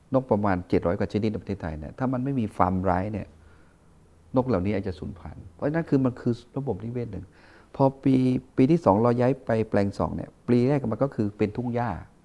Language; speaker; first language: Thai; non-native, local second language; Karen languages